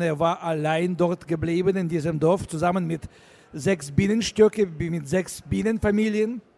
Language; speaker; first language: German; non-native, learner; Russian